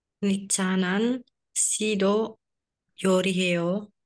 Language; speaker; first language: Korean; non-native, learner; Indonesian